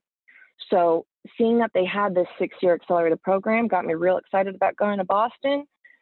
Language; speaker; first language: English; native; English